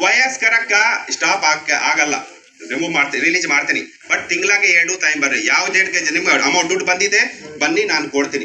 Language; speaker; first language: Kannada; non-native, learner; Hindi